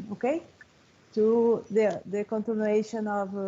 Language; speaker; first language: English; non-native, learner; Portuguese